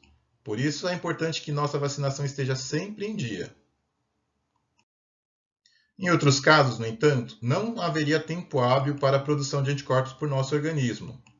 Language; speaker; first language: Portuguese; native; Portuguese